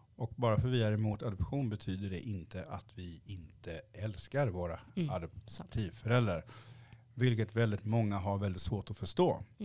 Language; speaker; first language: Swedish; early bilingual, other home language; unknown